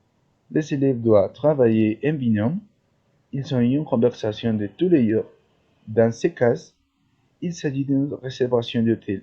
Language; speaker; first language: French; non-native, learner; Spanish